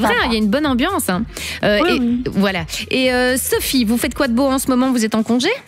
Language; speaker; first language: French; native; French